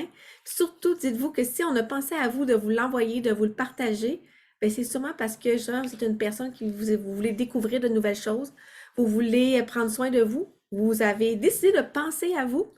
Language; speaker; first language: French; native; French